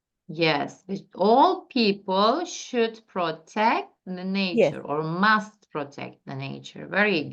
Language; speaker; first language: English; non-native, fluent; Turkish